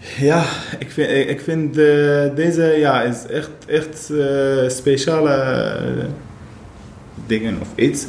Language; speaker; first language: Dutch; non-native, learner; Arabic